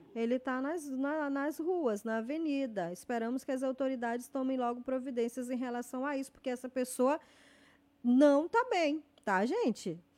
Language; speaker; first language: Portuguese; native; Portuguese